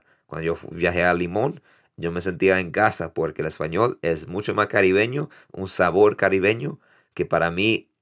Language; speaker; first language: Spanish; early bilingual, heritage; Spanish